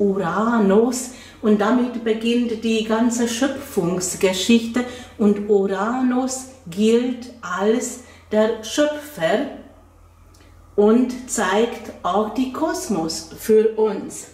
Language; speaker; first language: German; non-native, fluent; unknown